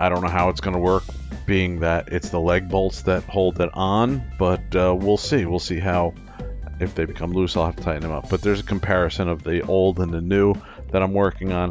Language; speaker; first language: English; native; English